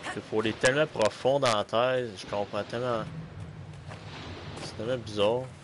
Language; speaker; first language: French; native; French